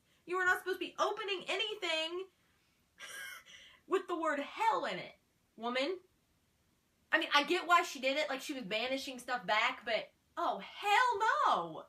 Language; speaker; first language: English; native; English